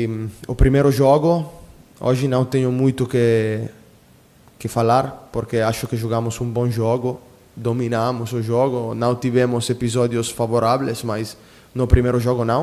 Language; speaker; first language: Portuguese; non-native, fluent; Italian